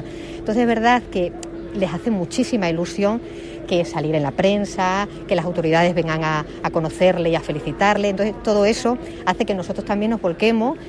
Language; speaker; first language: Spanish; native; Spanish